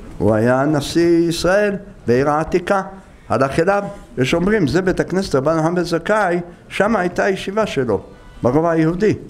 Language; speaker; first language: Hebrew; native; Hebrew